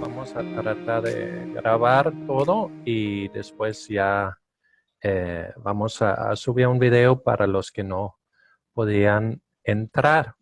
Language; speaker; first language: Spanish; non-native, fluent; Danish